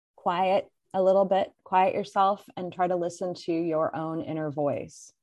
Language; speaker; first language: English; native; English